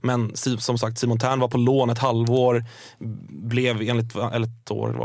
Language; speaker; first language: Swedish; native; Swedish